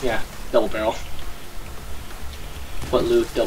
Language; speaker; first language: English; native; English